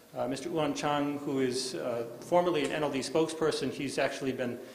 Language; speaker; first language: English; native; English